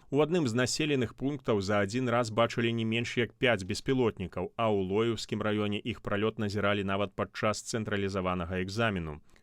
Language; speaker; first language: Belarusian; native; Belarusian